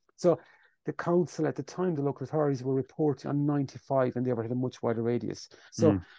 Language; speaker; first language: English; native; English